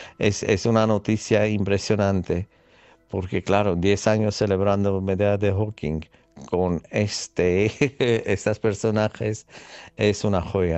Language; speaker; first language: Spanish; non-native, fluent; Armenian